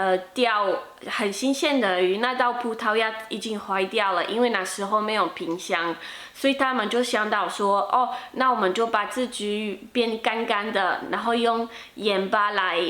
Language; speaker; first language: Chinese; non-native, fluent; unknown